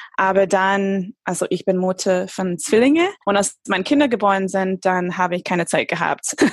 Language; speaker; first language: German; non-native, fluent; English